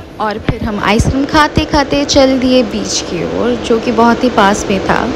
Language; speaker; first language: Hindi; non-native, local second language; Bangla